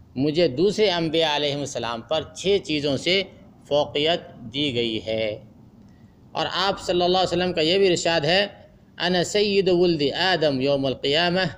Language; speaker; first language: Urdu; native; Urdu